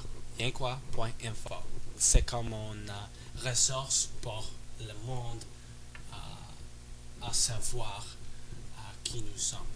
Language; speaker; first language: French; non-native, learner; English